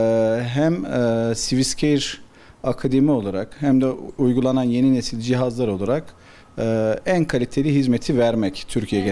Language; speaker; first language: Turkish; native; Turkish